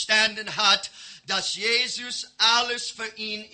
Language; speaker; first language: German; non-native, learner; English